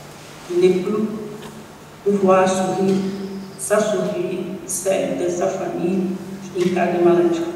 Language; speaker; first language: French; non-native, learner; Portuguese